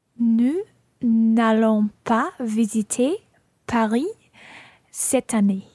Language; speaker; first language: French; non-native, learner; English